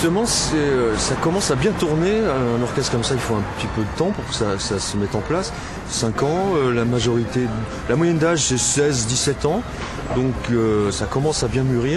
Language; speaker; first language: French; native; French